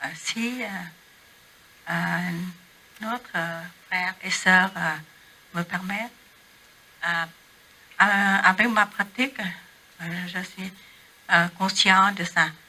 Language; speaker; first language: French; non-native, learner; Vietnamese